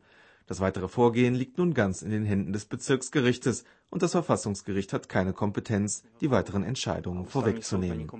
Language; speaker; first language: German; native; German